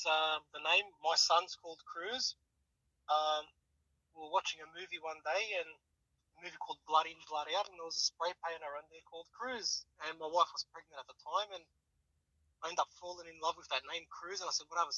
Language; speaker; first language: English; native; English